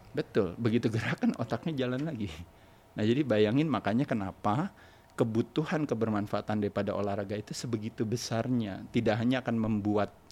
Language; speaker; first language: Indonesian; native; Indonesian